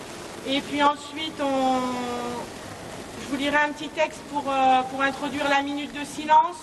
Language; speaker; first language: French; native; French